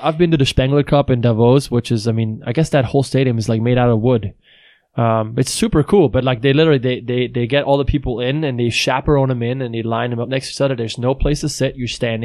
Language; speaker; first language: English; non-native, fluent; Swiss German